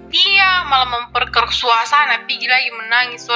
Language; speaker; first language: Indonesian; native; Indonesian